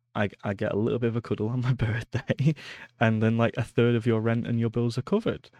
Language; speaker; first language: English; native; English